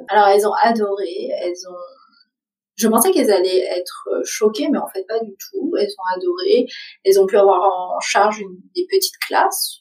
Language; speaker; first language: French; early bilingual, other home language; Vietnamese